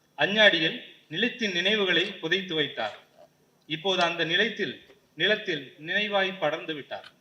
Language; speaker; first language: Tamil; native; Tamil